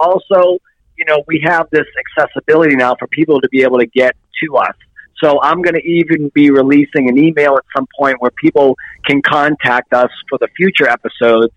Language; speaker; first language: English; native; English